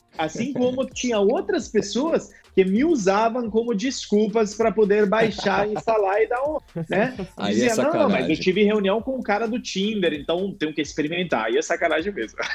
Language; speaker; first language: Portuguese; non-native, fluent; Italian